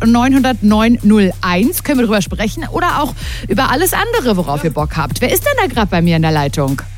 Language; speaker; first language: German; native; German